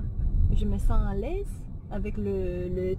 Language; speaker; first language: French; non-native, fluent; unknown